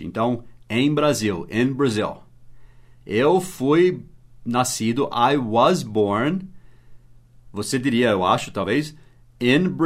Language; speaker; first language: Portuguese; non-native, fluent; English